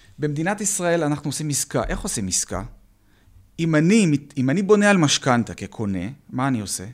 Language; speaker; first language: Hebrew; native; Hebrew